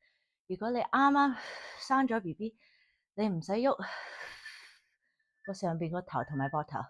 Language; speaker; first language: Cantonese; early bilingual, heritage; Cantonese